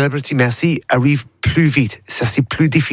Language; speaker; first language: French; non-native, learner; English